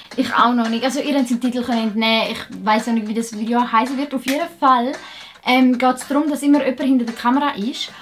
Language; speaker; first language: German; native; German